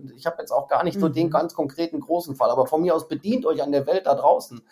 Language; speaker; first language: German; native; German